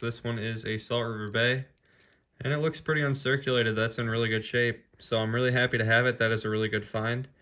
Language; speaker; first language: English; native; English